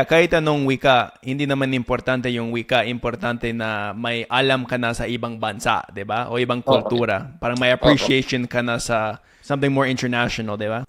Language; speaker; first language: Filipino; non-native, fluent; English